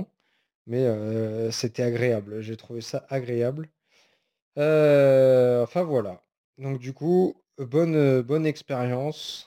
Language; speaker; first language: French; native; French